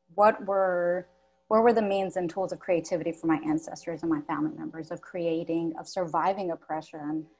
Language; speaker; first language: English; native; English